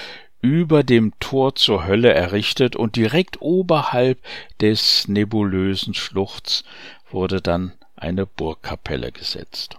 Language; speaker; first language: German; native; German